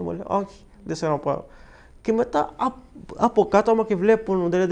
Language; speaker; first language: Greek; non-native, fluent; Arabic